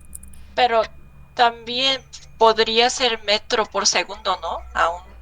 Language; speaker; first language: Spanish; non-native, learner; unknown